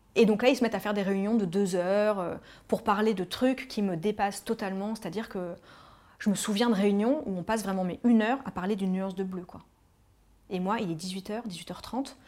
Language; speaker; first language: French; native; French